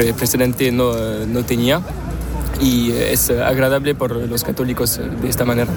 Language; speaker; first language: Spanish; non-native, learner; French